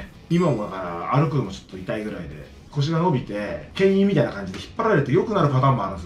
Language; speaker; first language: Japanese; native; Japanese